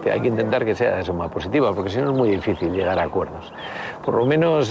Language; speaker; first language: Spanish; native; Spanish